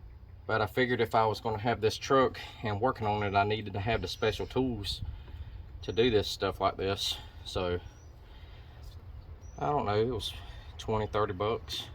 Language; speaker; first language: English; native; English